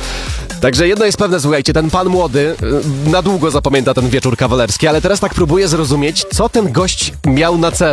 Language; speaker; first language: Polish; native; Polish